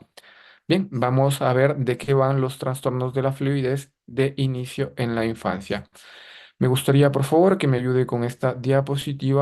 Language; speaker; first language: Spanish; native; Spanish